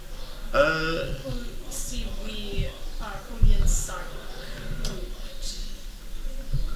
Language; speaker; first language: French; non-native, learner; English